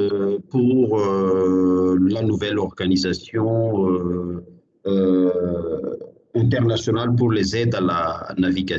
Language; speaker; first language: French; non-native, local second language; Malagasy